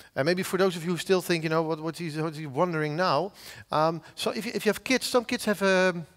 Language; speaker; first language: English; non-native, fluent; Dutch